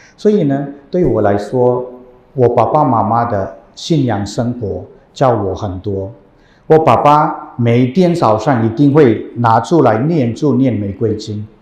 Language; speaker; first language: Chinese; non-native, fluent; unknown